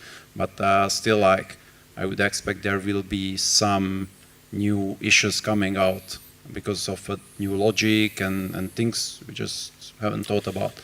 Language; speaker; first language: English; non-native, fluent; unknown